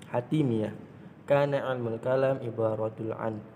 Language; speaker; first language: Arabic; non-native, learner; Indonesian